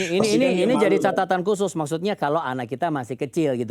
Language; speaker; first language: Indonesian; native; Indonesian